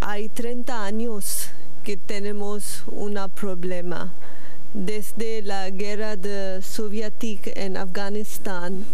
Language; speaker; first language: Spanish; non-native, learner; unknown